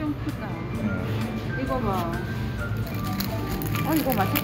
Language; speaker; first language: Korean; non-native, learner; Vietnamese